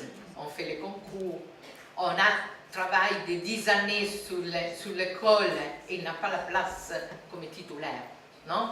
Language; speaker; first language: French; non-native, fluent; Italian